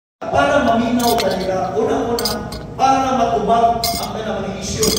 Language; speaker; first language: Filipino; non-native, local second language; Cebuano